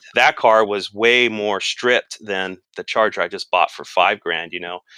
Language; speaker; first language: English; native; English